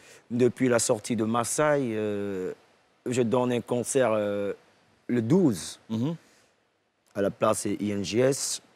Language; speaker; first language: French; non-native, local second language; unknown